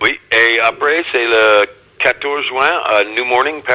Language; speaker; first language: French; non-native, learner; English